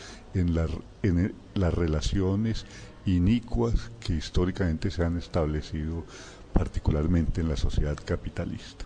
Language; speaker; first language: Spanish; native; Spanish